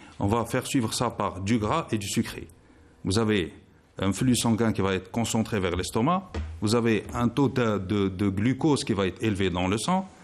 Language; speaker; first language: French; non-native, local second language; Arabic